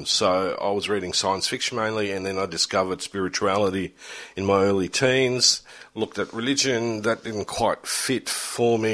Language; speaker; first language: English; early bilingual, other home language; German